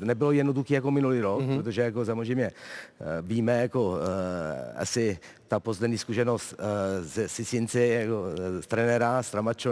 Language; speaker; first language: Czech; non-native, fluent; Italian